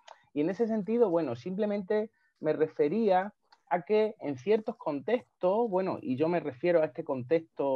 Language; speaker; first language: Spanish; native; Spanish